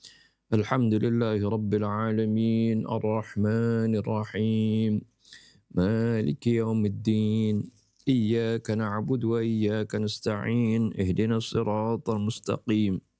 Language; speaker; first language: Arabic; non-native, fluent; Indonesian